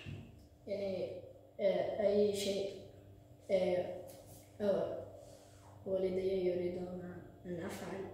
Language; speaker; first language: Arabic; early bilingual, heritage; Arabic